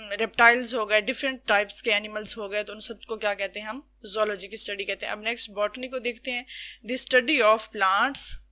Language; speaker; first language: Urdu; native; Urdu